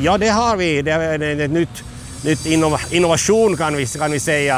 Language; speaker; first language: Swedish; non-native, local second language; Finnish